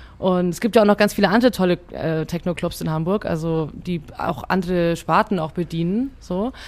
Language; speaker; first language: German; early bilingual, other home language; Hungarian